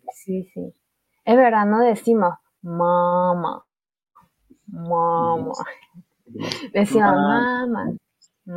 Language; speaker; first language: Spanish; early bilingual, other home language; Chinese